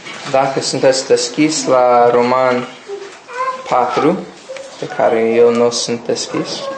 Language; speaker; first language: Romanian; non-native, learner; English